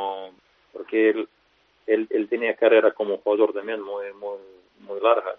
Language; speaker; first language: Spanish; non-native, fluent; Russian